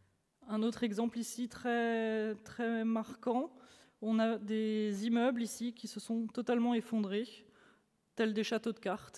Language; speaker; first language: French; native; French